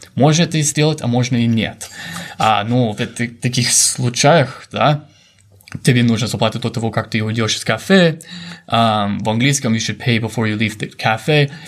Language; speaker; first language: Russian; non-native, fluent; English